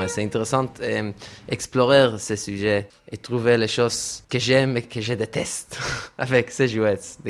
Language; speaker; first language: French; non-native, learner; Hebrew